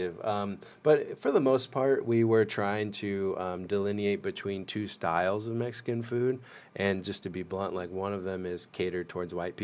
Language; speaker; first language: English; native; English